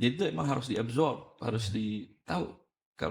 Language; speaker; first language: Indonesian; native; Indonesian